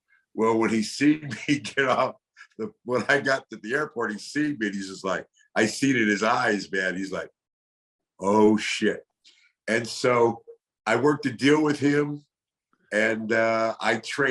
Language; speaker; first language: English; native; English